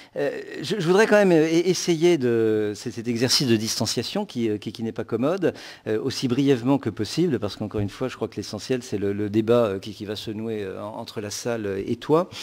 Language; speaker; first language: French; native; French